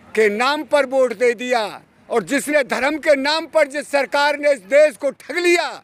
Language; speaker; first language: Hindi; native; Hindi